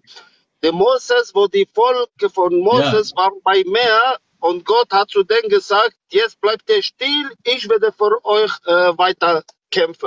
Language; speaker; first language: German; non-native, learner; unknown